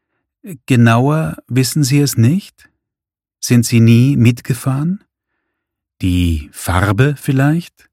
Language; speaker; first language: German; native; German